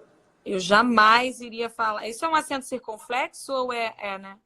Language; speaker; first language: Portuguese; native; Portuguese